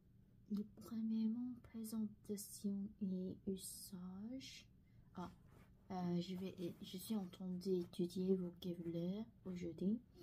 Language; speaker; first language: French; non-native, learner; Korean